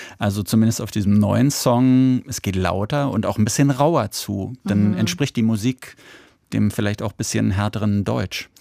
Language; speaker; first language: German; native; German